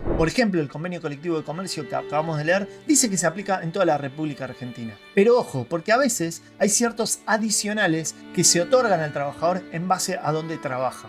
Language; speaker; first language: Spanish; native; Spanish